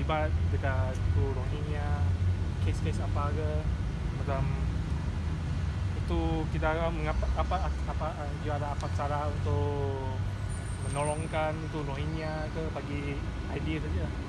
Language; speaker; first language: Indonesian; non-native, local second language; Chinese